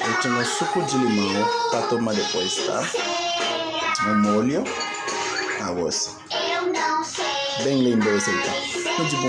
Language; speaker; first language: Portuguese; non-native, learner; Haitian Creole